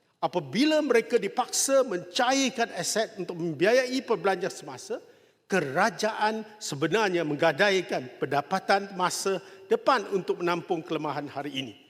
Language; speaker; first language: Malay; non-native, local second language; Chinese